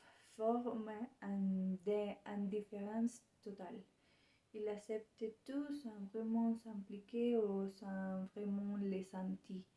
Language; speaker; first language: French; non-native, learner; Spanish